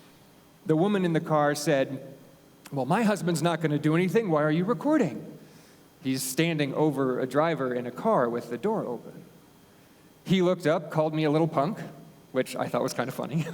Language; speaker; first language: English; native; English